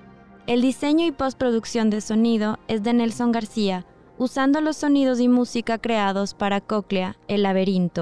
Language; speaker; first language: Spanish; native; Spanish